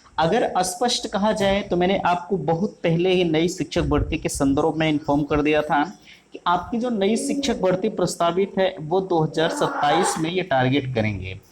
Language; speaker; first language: Hindi; native; Hindi